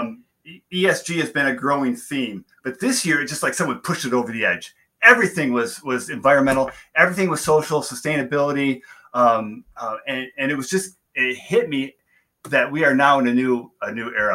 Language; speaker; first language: English; native; English